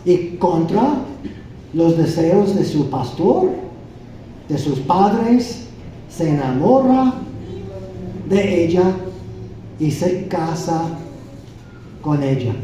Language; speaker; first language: Spanish; non-native, fluent; English